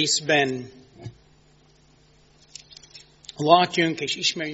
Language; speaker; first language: Hungarian; non-native, fluent; English